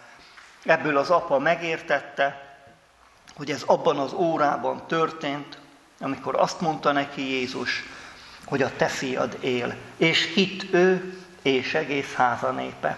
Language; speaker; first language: Hungarian; native; Hungarian